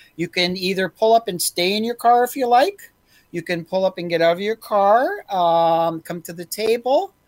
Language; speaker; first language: English; native; English